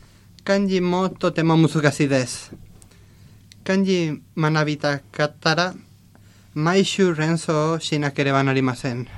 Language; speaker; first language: Japanese; non-native, learner; Spanish